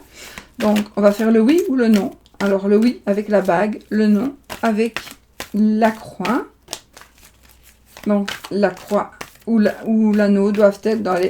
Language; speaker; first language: French; native; French